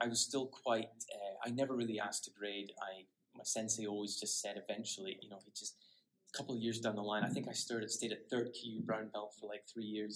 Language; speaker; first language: English; native; English